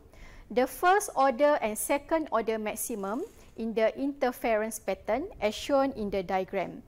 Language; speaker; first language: English; non-native, local second language; Malay